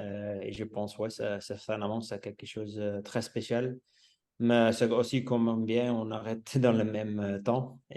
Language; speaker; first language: French; non-native, local second language; Dutch